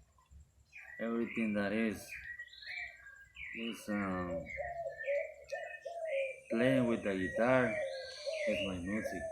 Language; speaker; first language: English; non-native, learner; Spanish